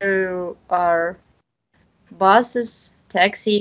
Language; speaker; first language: English; non-native, learner; Bashkir